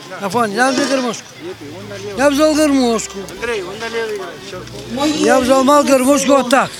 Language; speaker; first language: Russian; non-native, local second language; Albanian